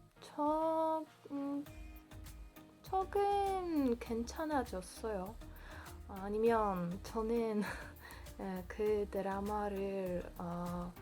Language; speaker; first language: Korean; non-native, learner; Polish